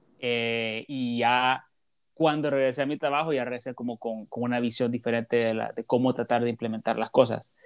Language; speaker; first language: Spanish; native; Spanish